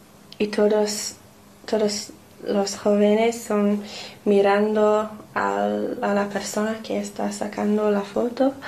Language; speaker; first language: Spanish; non-native, learner; English